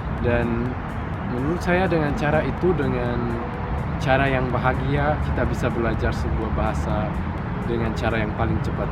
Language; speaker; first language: Indonesian; non-native, fluent; Italian